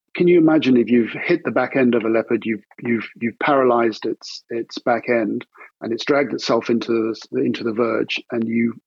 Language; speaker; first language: English; native; English